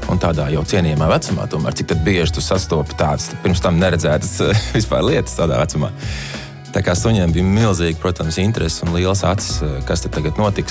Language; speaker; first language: Latvian; native; Latvian